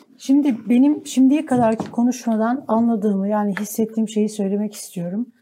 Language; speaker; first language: Turkish; native; Turkish